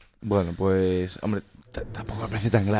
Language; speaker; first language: Spanish; native; Spanish